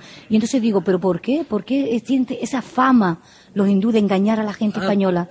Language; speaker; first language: Spanish; native; Spanish